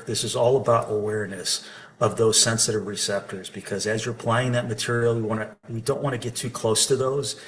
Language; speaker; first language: English; native; English